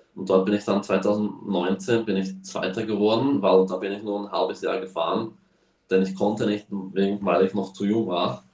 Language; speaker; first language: German; early bilingual, heritage; Slovak